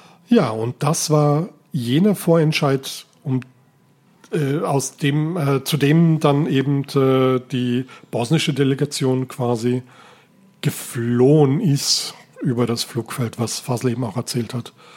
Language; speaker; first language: German; native; German